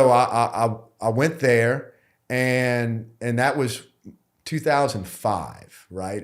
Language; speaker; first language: English; native; English